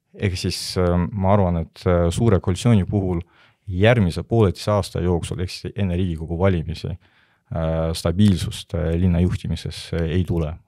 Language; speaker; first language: Estonian; non-native, local second language; Russian